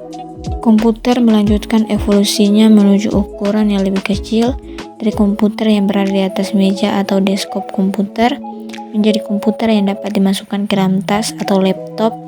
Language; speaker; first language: Indonesian; native; Indonesian